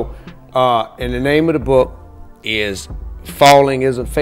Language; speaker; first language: English; native; English